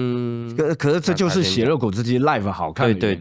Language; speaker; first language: Chinese; native; Chinese